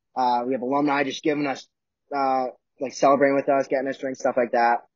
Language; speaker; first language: English; native; English